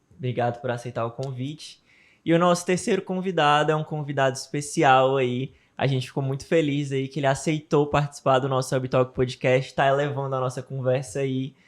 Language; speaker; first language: Portuguese; native; Portuguese